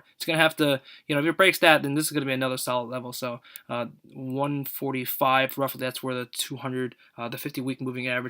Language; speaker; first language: English; native; English